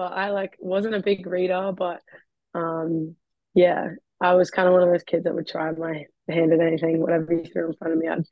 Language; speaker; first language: English; native; English